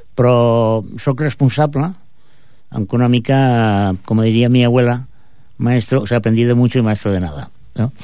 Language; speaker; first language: Spanish; non-native, local second language; Catalan